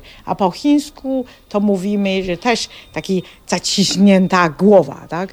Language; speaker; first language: Polish; non-native, fluent; Chinese